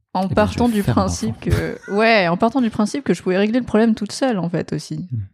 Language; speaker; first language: French; native; French